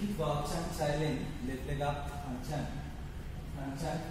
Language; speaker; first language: English; non-native, local second language; Bangla